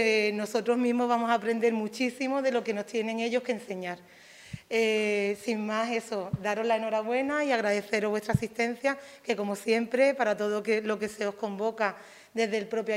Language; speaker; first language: Spanish; native; Spanish